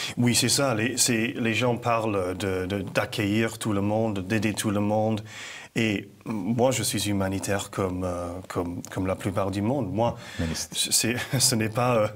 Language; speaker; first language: French; non-native, fluent; English